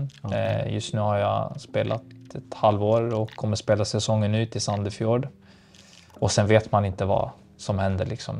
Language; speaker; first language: Swedish; early bilingual, other home language; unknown